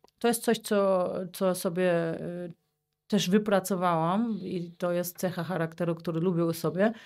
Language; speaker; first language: Polish; early bilingual, heritage; Polish